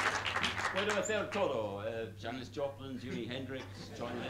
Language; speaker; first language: Spanish; non-native, fluent; English